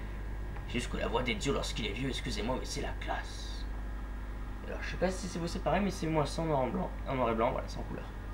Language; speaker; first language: French; native; French